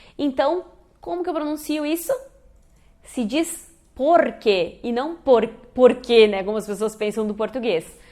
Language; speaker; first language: Portuguese; native; Portuguese